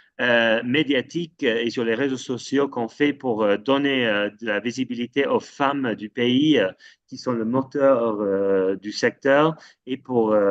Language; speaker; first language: French; non-native, fluent; English